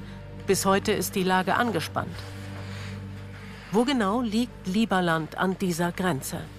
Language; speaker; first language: German; non-native, local second language; Croatian